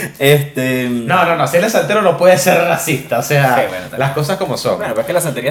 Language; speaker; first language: Spanish; native; Spanish